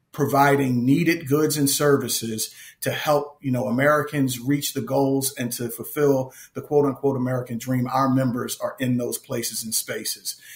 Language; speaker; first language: English; native; English